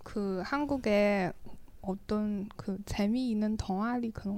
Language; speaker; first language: Korean; non-native, learner; Chinese